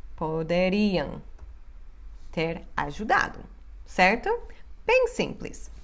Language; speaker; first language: Portuguese; non-native, fluent; English